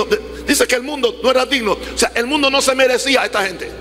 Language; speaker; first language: Spanish; native; Spanish